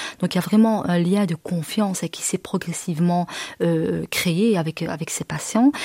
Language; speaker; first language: French; early bilingual, other home language; Arabic